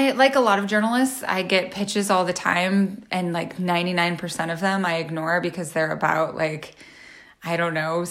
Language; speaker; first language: English; native; English